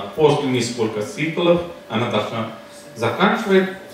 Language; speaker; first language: Russian; non-native, fluent; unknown